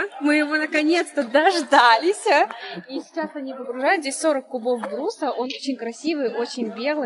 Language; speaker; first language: Russian; native; Russian